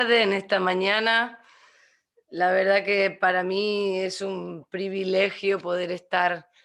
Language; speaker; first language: Spanish; native; Spanish